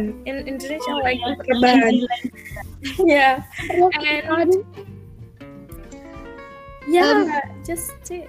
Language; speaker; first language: English; non-native, learner; Indonesian